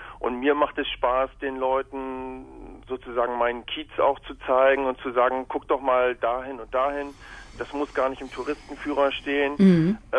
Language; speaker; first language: German; native; German